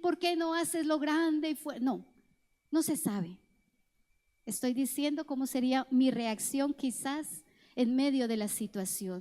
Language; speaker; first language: Spanish; native; Spanish